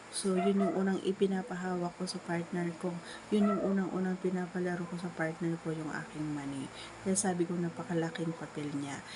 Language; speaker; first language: Filipino; non-native, local second language; Iloko